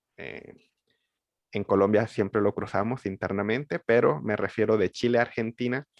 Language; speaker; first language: Spanish; native; Spanish